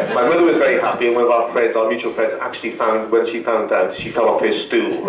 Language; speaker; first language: English; native; English